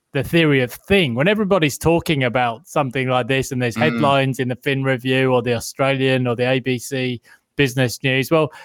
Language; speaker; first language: English; native; English